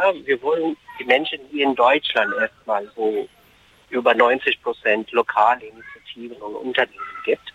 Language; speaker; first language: German; non-native, fluent; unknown